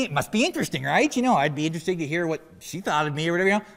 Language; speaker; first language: English; native; English